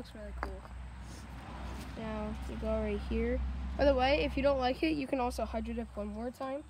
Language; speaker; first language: English; native; English